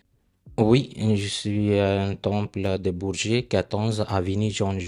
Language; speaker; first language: French; non-native, learner; Punjabi